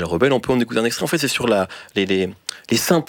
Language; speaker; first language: French; native; French